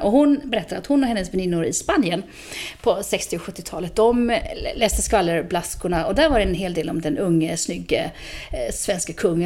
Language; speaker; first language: Swedish; native; Swedish